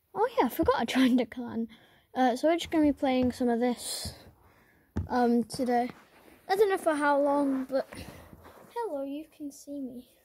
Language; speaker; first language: English; native; English